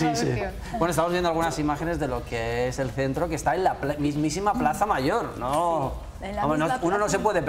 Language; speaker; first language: Spanish; native; Spanish